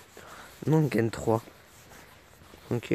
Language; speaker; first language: French; native; French